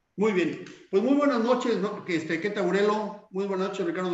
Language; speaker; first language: Spanish; native; Spanish